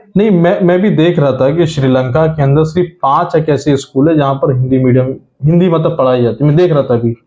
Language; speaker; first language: Hindi; native; Hindi